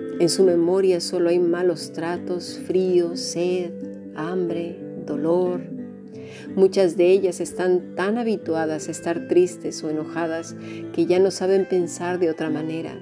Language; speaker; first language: Spanish; native; Spanish